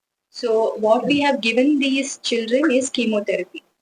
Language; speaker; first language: English; non-native, local second language; Tamil